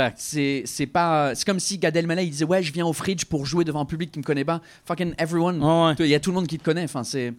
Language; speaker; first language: French; non-native, fluent; English